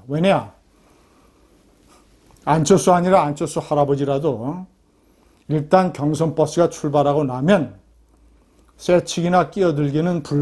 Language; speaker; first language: Korean; native; Korean